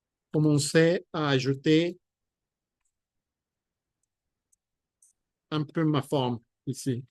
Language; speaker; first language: French; non-native, fluent; Spanish